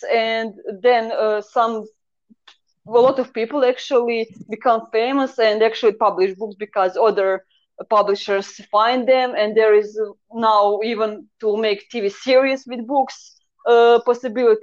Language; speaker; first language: English; non-native, fluent; Croatian